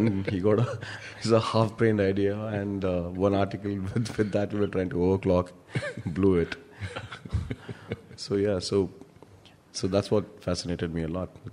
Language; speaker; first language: English; non-native, local second language; Kannada